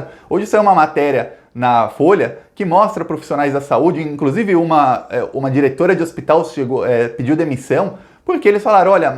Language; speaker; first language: Portuguese; native; Portuguese